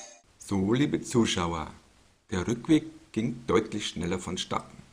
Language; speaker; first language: German; native; German